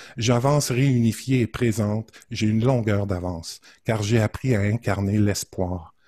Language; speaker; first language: French; native; French